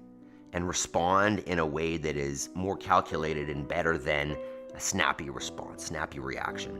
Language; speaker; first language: English; native; English